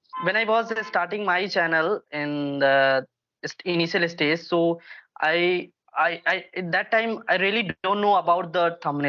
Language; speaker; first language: English; non-native, local second language; Hindi